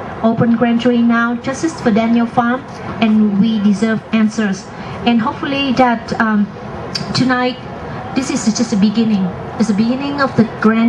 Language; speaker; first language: English; non-native, fluent; Vietnamese